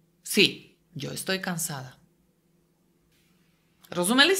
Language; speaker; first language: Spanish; non-native, fluent; Slovak